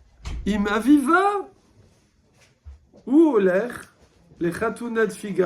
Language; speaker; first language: Hebrew; non-native, fluent; French